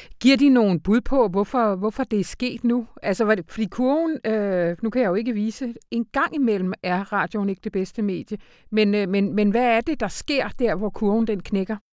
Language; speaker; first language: Danish; native; Danish